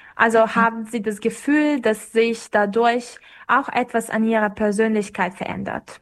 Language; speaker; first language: German; non-native, fluent; Serbian